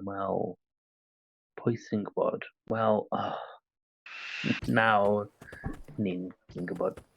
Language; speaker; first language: Welsh; non-native, learner; English